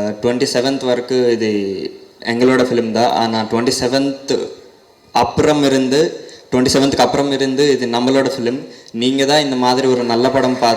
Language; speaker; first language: Tamil; non-native, learner; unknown